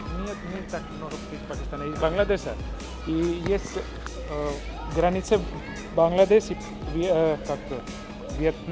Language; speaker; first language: Russian; non-native, learner; Hindi